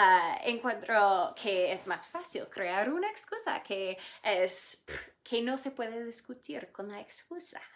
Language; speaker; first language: Spanish; non-native, fluent; English